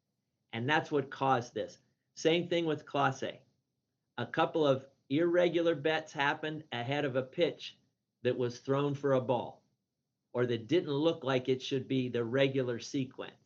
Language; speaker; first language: English; native; English